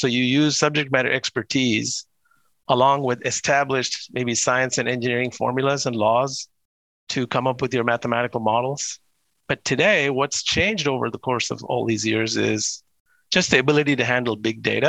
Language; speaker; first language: English; non-native, local second language; Tamil